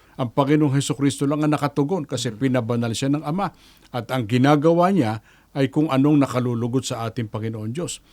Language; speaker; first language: Filipino; native; Filipino